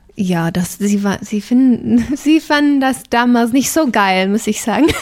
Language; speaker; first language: German; non-native, fluent; English